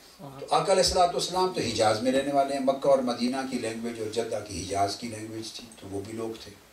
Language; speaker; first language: Urdu; non-native, local second language; Punjabi